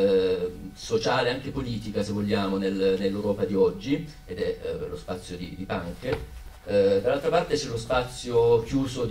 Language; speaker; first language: Italian; native; Italian